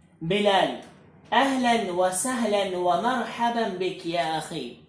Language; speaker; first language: Arabic; non-native, fluent; Urdu